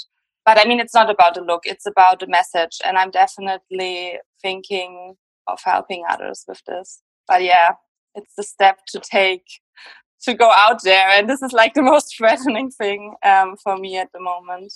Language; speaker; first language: English; non-native, fluent; German